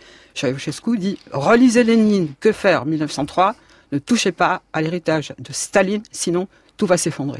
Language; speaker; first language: French; native; French